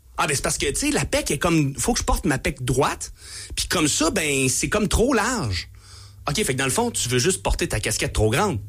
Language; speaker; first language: French; native; French